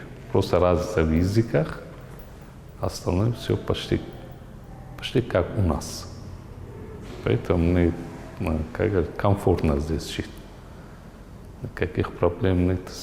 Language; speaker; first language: Russian; non-native, local second language; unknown